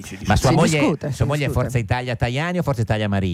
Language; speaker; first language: Italian; native; Italian